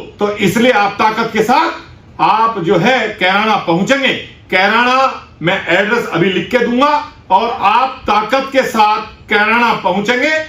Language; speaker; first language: Hindi; native; Hindi